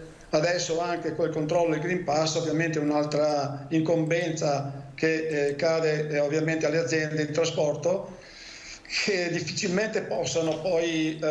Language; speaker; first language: Italian; native; Italian